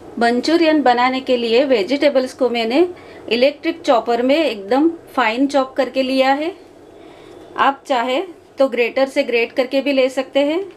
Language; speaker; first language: Hindi; native; Hindi